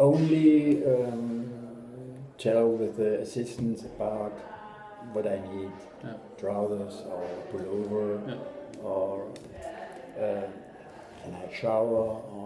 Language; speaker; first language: English; non-native, learner; German